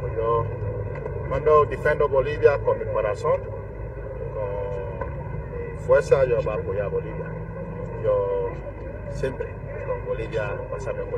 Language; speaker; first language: Spanish; non-native, learner; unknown